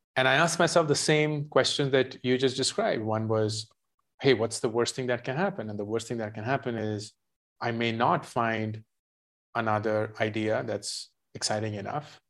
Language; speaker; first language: English; non-native, local second language; Hindi